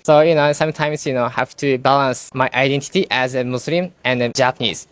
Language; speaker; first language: English; non-native, fluent; Japanese